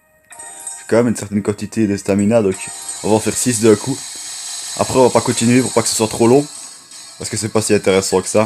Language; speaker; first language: French; native; French